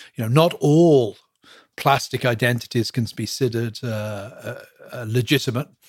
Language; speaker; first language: English; native; English